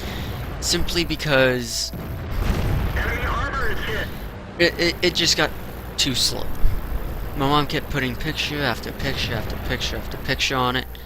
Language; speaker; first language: English; native; English